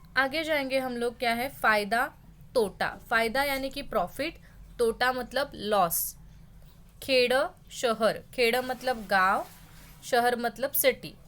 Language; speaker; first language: Hindi; non-native, local second language; Marathi